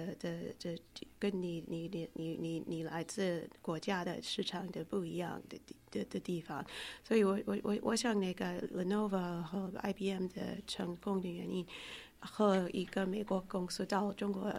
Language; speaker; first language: Chinese; non-native, fluent; English